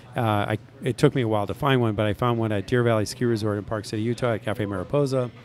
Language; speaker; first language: English; native; English